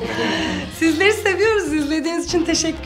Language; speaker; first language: Turkish; native; Turkish